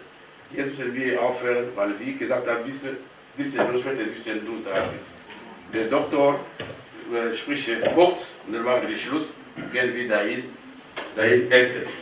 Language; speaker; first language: German; non-native, fluent; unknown